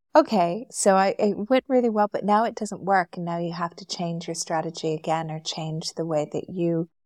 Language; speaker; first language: English; native; English